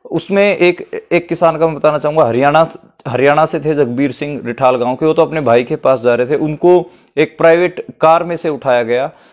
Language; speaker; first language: Hindi; native; Hindi